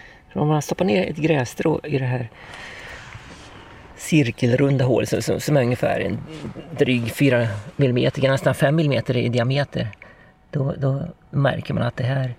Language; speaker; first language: Swedish; native; Swedish